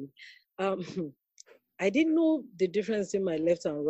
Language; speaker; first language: English; non-native, local second language; Yoruba